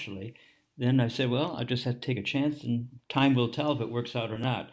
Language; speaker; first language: English; native; English